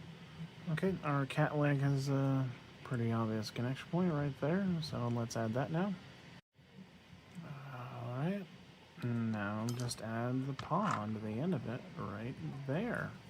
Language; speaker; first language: English; native; English